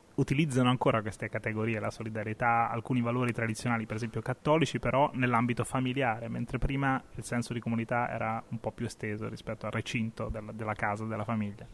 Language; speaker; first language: Italian; native; Italian